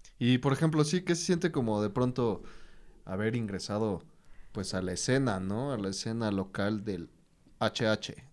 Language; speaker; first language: Spanish; native; Spanish